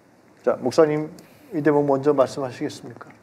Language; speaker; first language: Korean; native; Korean